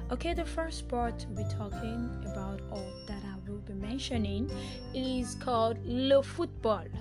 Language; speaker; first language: English; non-native, local second language; Yoruba